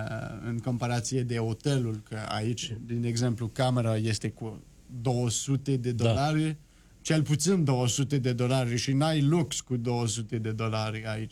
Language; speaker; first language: Romanian; non-native, learner; French